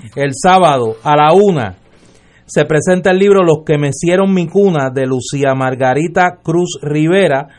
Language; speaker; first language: Spanish; native; Spanish